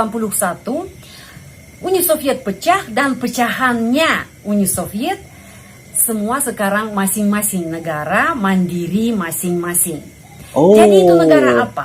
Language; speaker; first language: Indonesian; non-native, fluent; Russian